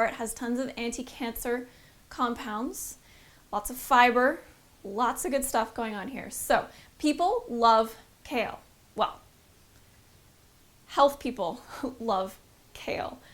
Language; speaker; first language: English; native; English